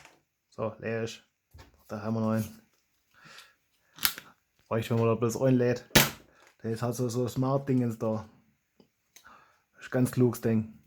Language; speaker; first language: German; native; German